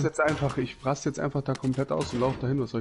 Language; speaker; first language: German; native; German